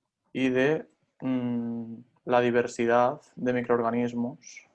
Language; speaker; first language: Spanish; native; Spanish